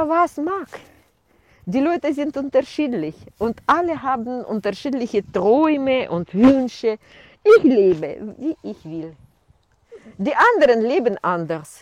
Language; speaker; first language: German; non-native, fluent; Russian